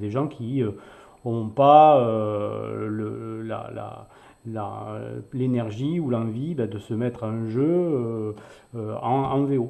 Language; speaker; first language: French; native; French